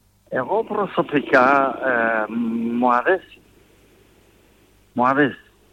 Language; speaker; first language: Greek; non-native, fluent; French